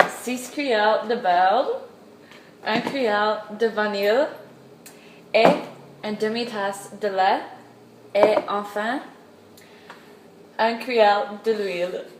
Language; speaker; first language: French; non-native, learner; English